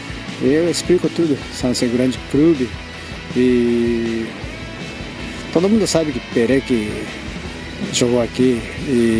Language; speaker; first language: Portuguese; non-native, fluent; Japanese